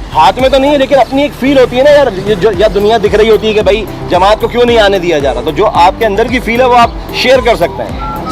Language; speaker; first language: Urdu; native; Urdu